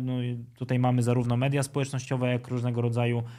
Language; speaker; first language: Polish; native; Polish